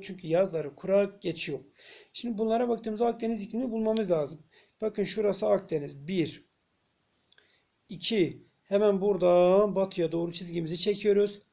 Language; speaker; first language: Turkish; native; Turkish